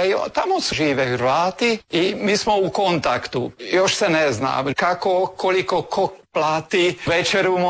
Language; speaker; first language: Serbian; early bilingual, heritage; Serbian